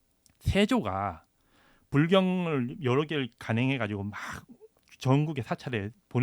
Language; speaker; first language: Korean; native; Korean